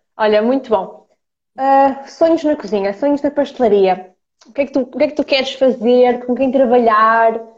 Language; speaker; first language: Portuguese; early bilingual, other home language; Ukrainian